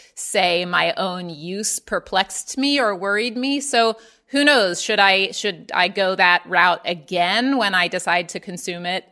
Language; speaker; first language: English; native; English